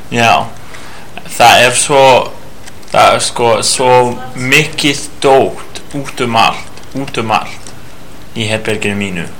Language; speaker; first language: Icelandic; non-native, learner; English